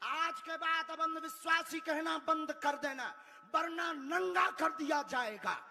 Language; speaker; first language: Hindi; native; Hindi